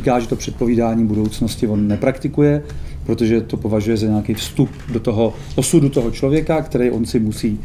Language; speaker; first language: Czech; native; Czech